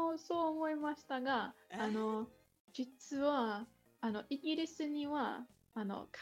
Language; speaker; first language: Japanese; non-native, fluent; English